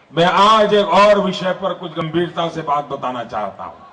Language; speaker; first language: Hindi; non-native, local second language; Gujarati